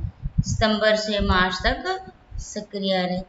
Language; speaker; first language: Hindi; native; Hindi